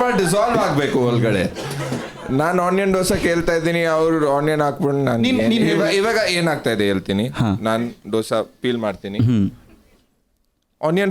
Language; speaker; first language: Kannada; non-native, local second language; Punjabi